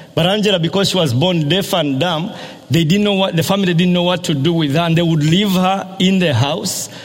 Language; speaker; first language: English; non-native, local second language; Ganda